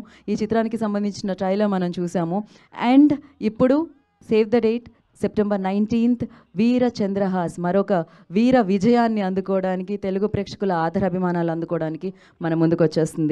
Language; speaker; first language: Telugu; native; Telugu